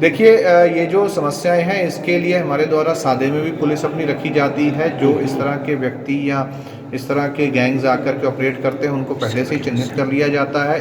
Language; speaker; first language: Hindi; native; Hindi